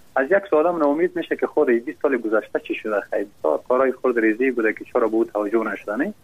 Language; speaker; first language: Persian; native; Persian